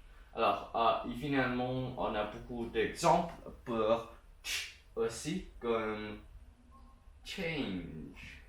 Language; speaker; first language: French; non-native, learner; Chinese